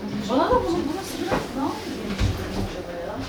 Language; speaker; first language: Turkish; native; Turkish